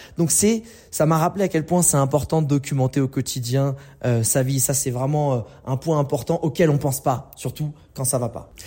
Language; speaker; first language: French; native; French